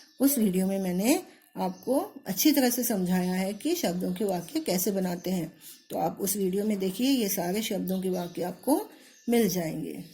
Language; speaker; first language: Hindi; native; Hindi